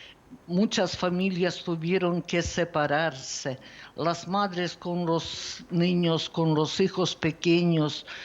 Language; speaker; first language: Spanish; non-native, fluent; Ukrainian